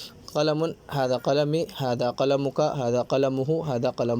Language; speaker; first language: Arabic; non-native, fluent; Urdu